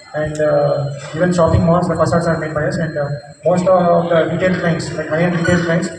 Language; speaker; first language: English; non-native, local second language; Telugu